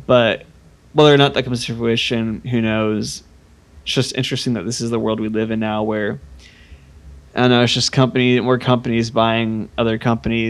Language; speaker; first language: English; native; English